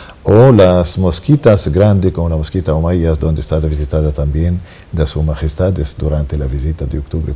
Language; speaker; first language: Spanish; non-native, fluent; Arabic